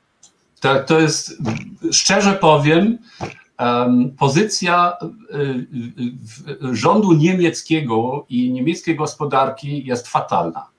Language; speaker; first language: Polish; non-native, fluent; German